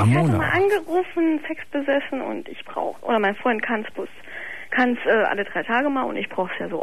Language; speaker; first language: German; native; German